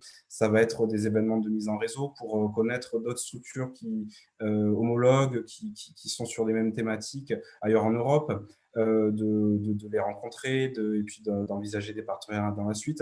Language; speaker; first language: French; native; French